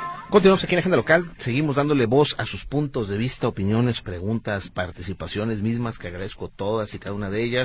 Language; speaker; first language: Spanish; native; Spanish